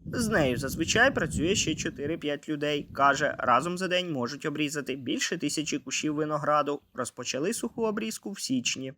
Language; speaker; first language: Ukrainian; native; Ukrainian